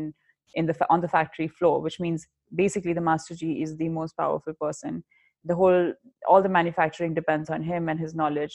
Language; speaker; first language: English; non-native, local second language; Hindi